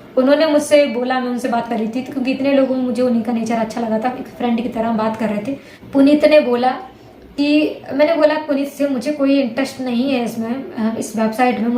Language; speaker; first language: Hindi; native; Hindi